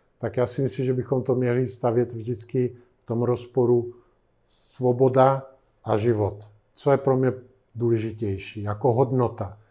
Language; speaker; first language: Czech; non-native, fluent; Italian